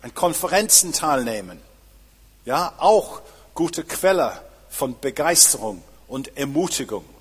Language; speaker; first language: German; non-native, fluent; English